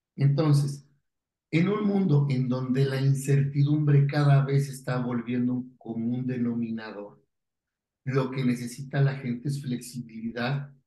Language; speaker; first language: Spanish; native; Spanish